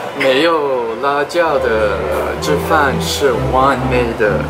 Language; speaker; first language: Chinese; non-native, learner; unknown